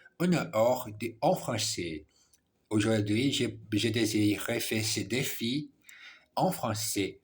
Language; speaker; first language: French; non-native, learner; English